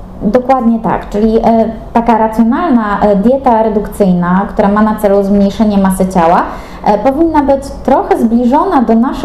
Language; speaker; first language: Polish; native; Polish